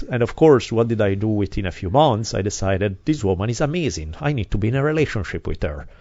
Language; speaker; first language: English; non-native, fluent; Italian